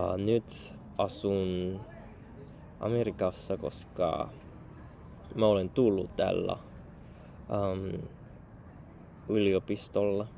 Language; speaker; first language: Finnish; non-native, learner; Spanish